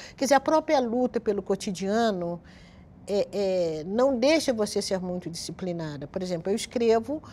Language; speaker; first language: Portuguese; native; Portuguese